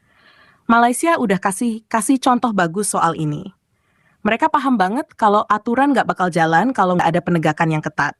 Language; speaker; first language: Indonesian; native; Indonesian